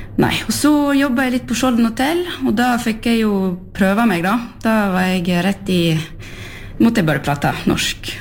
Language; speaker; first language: Norwegian; early bilingual, heritage; French